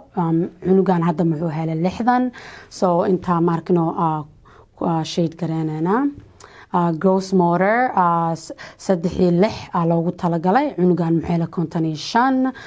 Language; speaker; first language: Somali; early bilingual, heritage; Somali